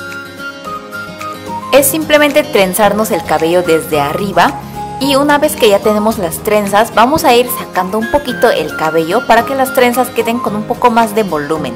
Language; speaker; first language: Spanish; non-native, fluent; Korean